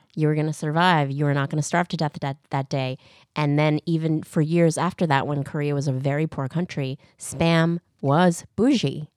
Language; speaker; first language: English; early bilingual, other home language; Korean